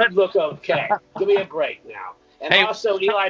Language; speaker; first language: English; native; English